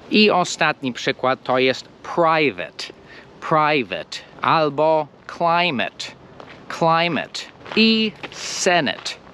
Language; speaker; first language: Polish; non-native, fluent; English